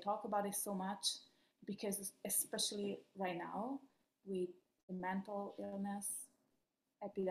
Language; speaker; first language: English; non-native, fluent; Italian